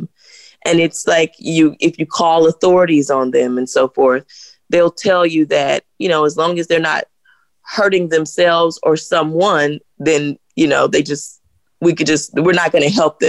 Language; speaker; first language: English; native; English